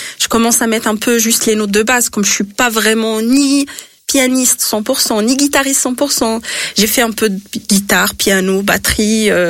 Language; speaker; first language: French; non-native, local second language; Arabic